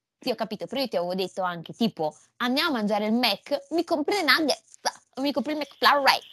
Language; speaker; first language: Italian; early bilingual, heritage; Italian